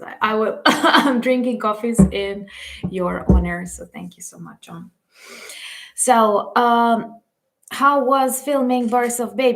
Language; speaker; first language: English; non-native, fluent; Ukrainian